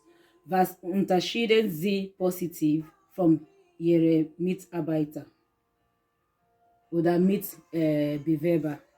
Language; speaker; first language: German; non-native, learner; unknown